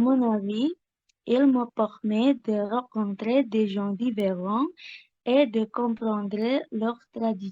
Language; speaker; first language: French; non-native, learner; Indonesian